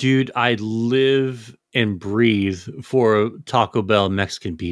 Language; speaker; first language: English; native; English